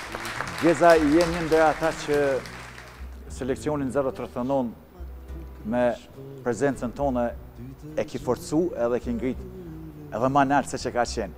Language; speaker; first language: Albanian; native; Albanian